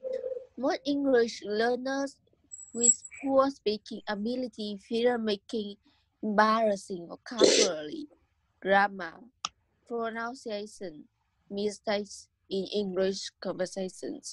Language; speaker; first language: English; non-native, learner; Vietnamese